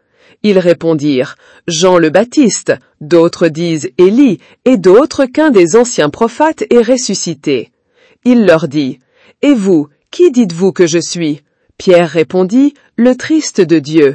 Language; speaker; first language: French; native; French